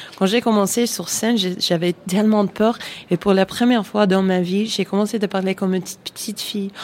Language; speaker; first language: French; non-native, fluent; English